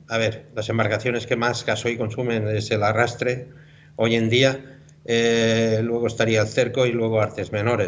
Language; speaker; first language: Spanish; native; Spanish